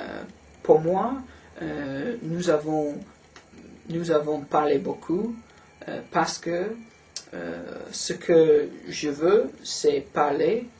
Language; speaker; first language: French; non-native, learner; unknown